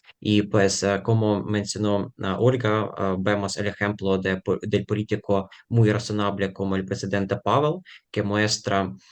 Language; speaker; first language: Spanish; non-native, fluent; Ukrainian